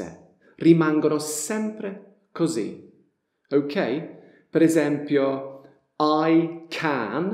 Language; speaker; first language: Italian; non-native, fluent; English